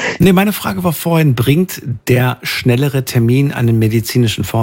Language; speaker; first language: German; native; German